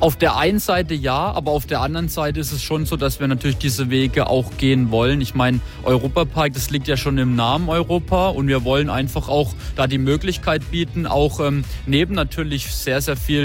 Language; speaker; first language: German; native; German